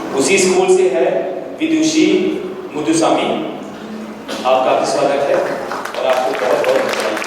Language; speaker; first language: Hindi; non-native, local second language; Morisyen